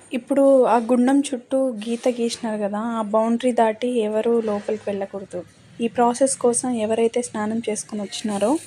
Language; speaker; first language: Telugu; non-native, local second language; Lambadi